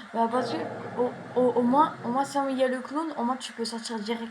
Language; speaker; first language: French; native; French